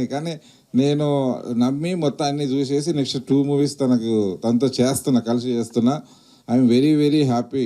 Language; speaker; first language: Telugu; native; Telugu